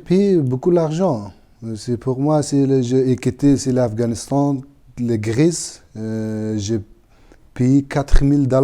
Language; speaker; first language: French; non-native, learner; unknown